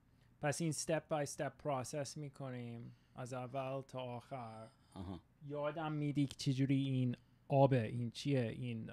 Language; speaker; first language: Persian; early bilingual, heritage; Persian